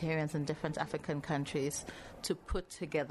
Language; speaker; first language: English; non-native, local second language; Akan